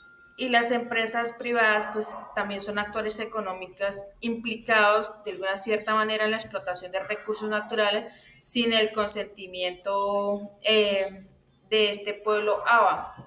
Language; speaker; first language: Spanish; native; Spanish